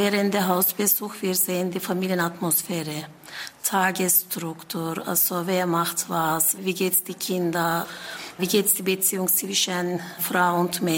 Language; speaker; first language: German; non-native, learner; Turkish